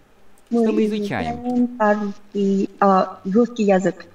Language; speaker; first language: Russian; non-native, learner; Vietnamese